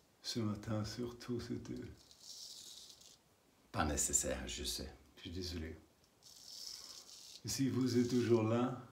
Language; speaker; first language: French; non-native, learner; English